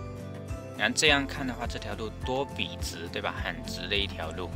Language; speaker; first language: Chinese; native; Chinese